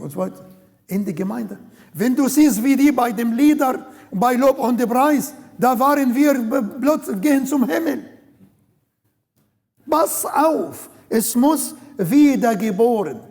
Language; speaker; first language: German; non-native, learner; Arabic